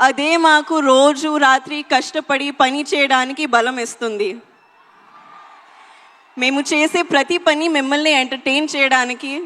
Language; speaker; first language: Telugu; non-native, learner; Hindi